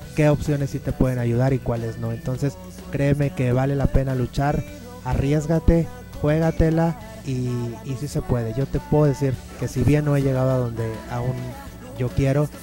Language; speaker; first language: Spanish; native; Spanish